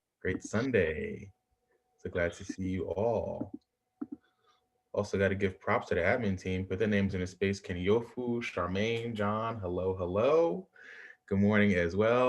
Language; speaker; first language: English; native; English